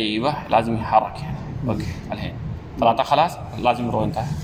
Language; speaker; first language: Arabic; non-native, learner; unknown